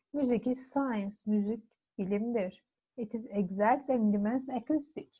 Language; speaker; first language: English; non-native, fluent; Turkish